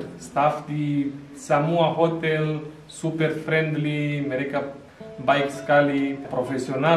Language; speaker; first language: Indonesian; non-native, fluent; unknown